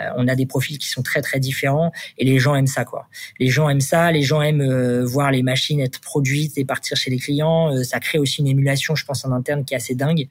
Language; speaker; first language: French; native; French